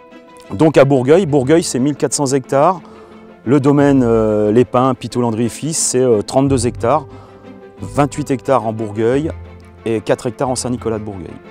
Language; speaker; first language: French; native; French